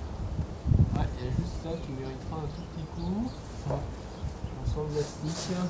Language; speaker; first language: French; native; French